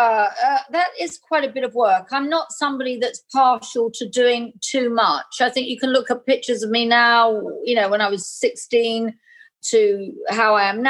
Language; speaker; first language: English; native; English